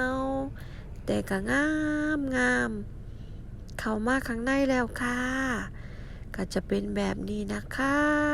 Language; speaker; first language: Thai; native; Thai